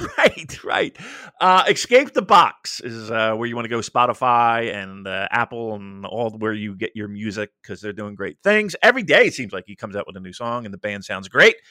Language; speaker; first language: English; native; English